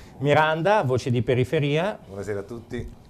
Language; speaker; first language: Italian; native; Italian